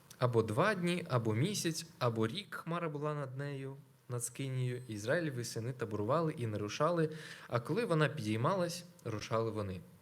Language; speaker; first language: Ukrainian; non-native, local second language; Russian